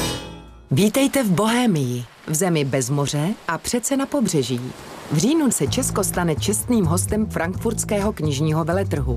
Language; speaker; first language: Czech; native; Czech